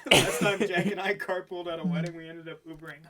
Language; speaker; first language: English; native; English